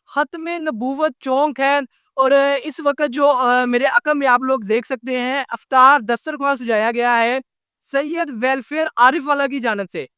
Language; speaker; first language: Urdu; non-native, local second language; Punjabi